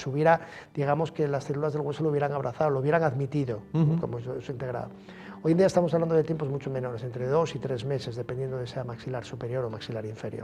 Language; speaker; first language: Spanish; native; Spanish